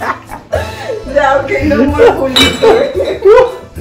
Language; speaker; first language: German; non-native, learner; Spanish